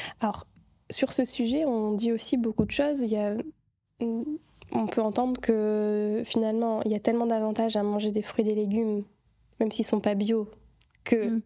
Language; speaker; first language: French; native; French